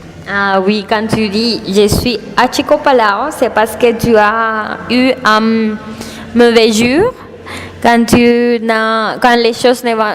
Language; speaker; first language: French; non-native, learner; Spanish